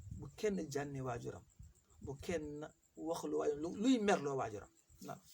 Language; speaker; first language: Wolof; non-native, local second language; Fula